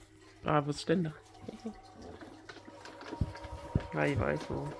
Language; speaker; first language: German; native; German